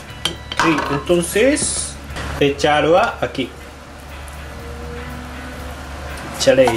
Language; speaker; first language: Spanish; non-native, learner; Japanese